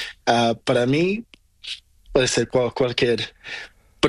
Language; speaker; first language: Spanish; non-native, learner; Portuguese